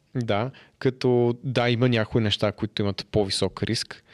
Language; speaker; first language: Bulgarian; native; Bulgarian